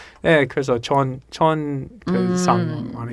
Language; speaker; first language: Korean; non-native, learner; English